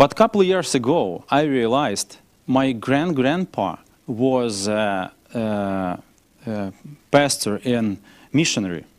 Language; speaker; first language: English; non-native, learner; Ukrainian